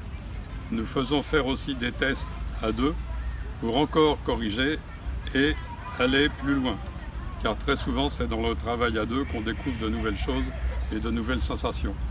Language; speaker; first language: French; native; French